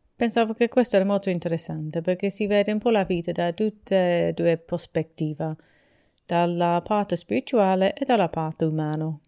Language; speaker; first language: Italian; non-native, fluent; English